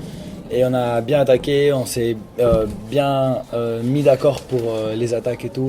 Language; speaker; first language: French; non-native, local second language; Spanish